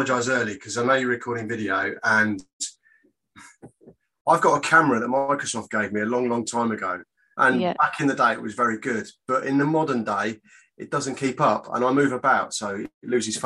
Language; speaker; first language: English; native; English